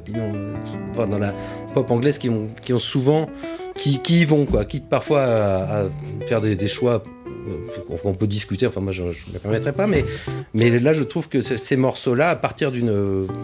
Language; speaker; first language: French; native; French